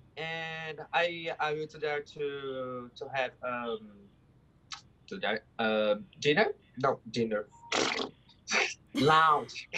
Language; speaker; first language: English; non-native, learner; Portuguese